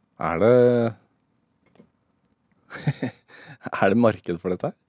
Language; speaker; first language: Norwegian; native; Norwegian